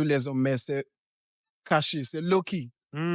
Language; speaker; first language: French; non-native, fluent; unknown